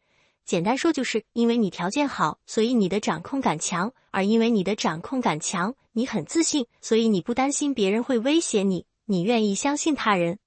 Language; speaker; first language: Chinese; native; Chinese